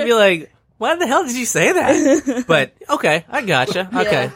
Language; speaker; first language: English; native; English